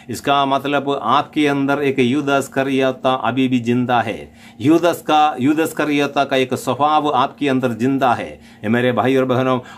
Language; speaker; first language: Hindi; non-native, local second language; Malayalam